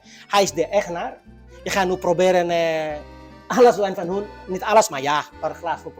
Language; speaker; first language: Dutch; non-native, learner; Indonesian